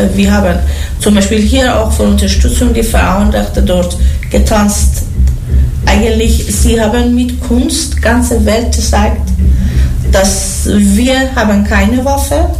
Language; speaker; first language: German; non-native, learner; Persian